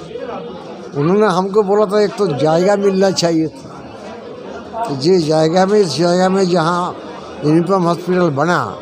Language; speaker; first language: Hindi; non-native, local second language; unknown